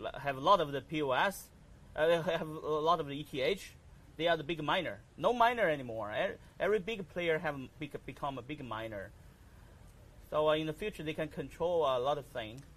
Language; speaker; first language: English; non-native, learner; Chinese